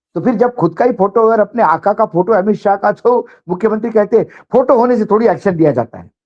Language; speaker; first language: Hindi; non-native, local second language; Marathi